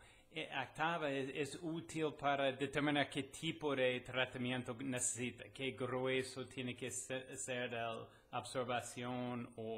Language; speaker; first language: Spanish; non-native, fluent; English